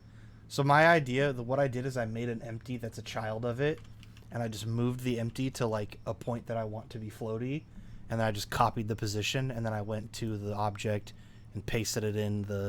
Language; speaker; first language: English; native; English